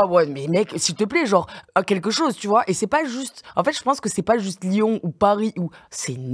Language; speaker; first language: French; native; French